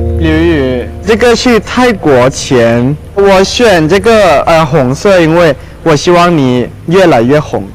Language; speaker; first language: Chinese; non-native, learner; Thai